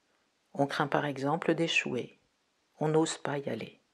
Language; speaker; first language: French; native; French